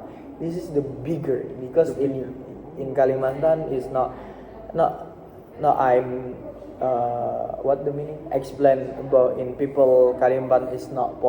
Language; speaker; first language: English; non-native, learner; Indonesian